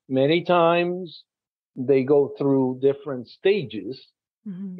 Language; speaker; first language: English; non-native, fluent; Spanish